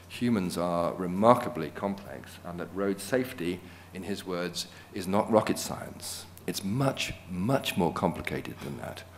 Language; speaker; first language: English; native; English